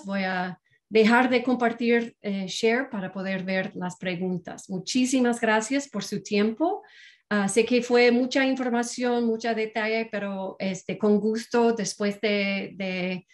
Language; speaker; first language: Spanish; non-native, fluent; English